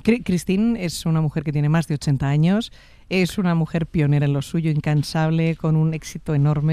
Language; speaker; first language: Spanish; native; Spanish